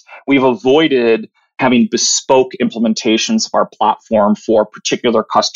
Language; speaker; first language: English; native; English